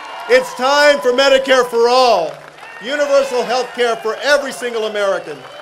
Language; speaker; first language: English; early bilingual, other home language; Spanish